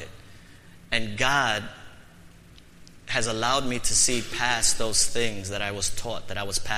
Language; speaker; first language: English; native; English